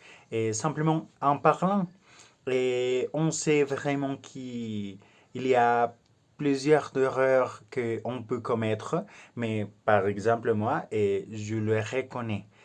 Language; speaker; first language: French; non-native, learner; Spanish